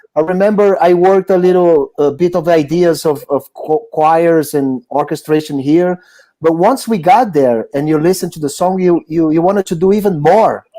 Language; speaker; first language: English; non-native, fluent; Portuguese